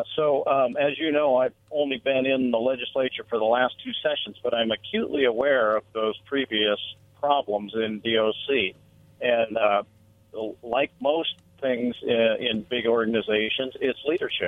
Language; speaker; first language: English; native; English